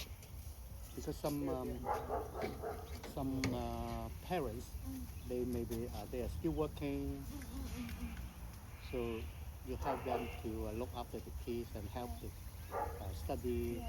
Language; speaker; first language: English; non-native, fluent; Cantonese